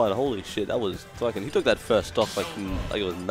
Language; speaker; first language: English; native; English